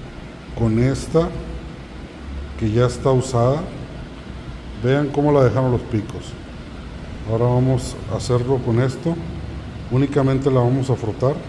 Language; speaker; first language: Spanish; native; Spanish